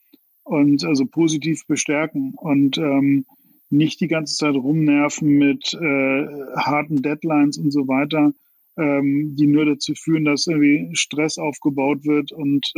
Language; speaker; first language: German; native; German